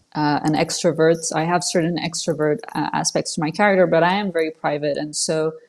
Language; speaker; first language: English; non-native, fluent; French